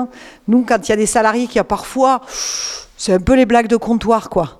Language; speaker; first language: French; native; French